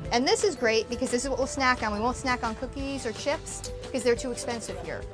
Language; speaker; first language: English; native; English